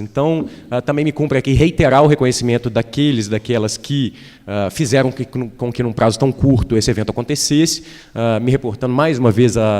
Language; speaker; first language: Portuguese; native; Portuguese